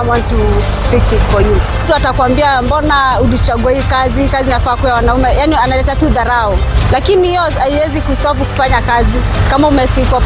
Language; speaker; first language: Swahili; non-native, local second language; Kikuyu